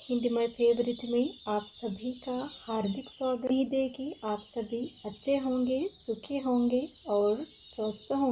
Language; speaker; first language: Hindi; non-native, fluent; Sinhala